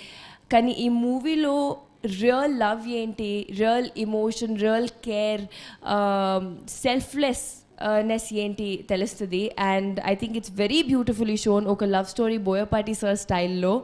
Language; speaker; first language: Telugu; non-native, fluent; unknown